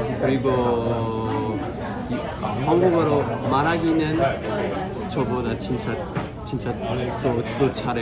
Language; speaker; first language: Korean; non-native, learner; French